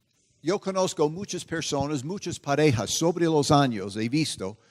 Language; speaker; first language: Spanish; non-native, fluent; English